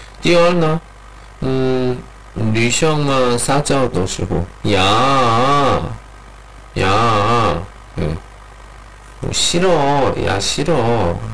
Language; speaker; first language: Chinese; non-native, learner; Korean